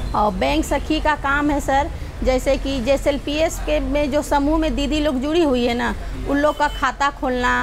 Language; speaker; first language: Hindi; native; Hindi